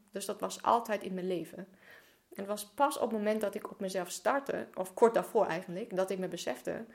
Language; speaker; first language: Dutch; non-native, fluent; German